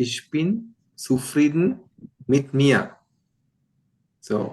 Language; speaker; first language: German; non-native, fluent; Bangla